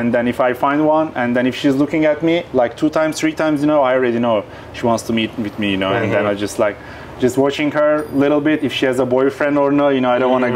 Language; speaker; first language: English; non-native, fluent; Turkish